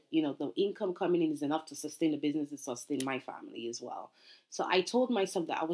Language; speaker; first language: English; non-native, local second language; Yoruba